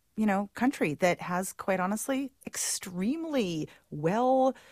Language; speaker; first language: English; native; English